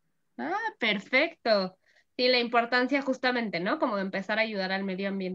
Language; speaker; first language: Spanish; native; Spanish